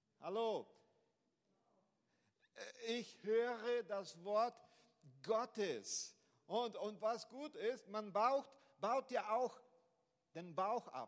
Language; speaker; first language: German; non-native, fluent; Portuguese